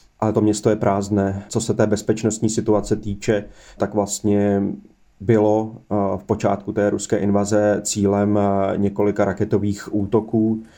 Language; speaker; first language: Czech; native; Czech